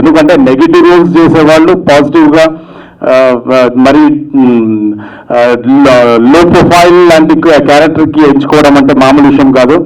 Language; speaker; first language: Telugu; native; Telugu